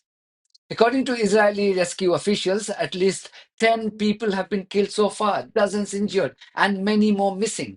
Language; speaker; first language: English; non-native, local second language; Hindi